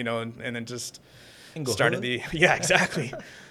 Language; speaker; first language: English; native; English